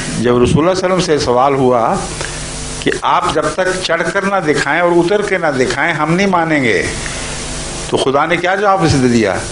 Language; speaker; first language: Urdu; native; Urdu